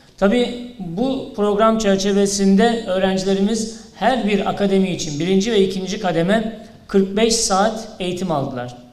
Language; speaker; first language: Turkish; native; Turkish